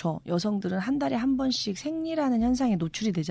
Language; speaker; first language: Korean; native; Korean